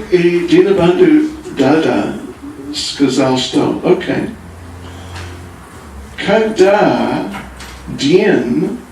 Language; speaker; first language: Russian; non-native, learner; English